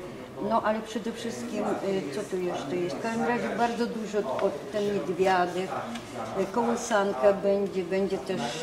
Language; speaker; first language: Polish; non-native, learner; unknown